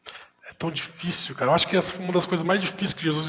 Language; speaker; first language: Portuguese; native; Portuguese